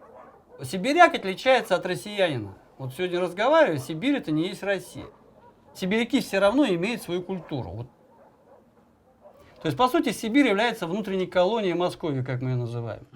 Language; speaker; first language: Russian; native; Russian